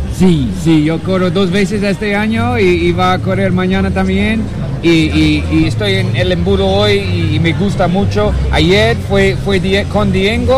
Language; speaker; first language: Spanish; non-native, learner; English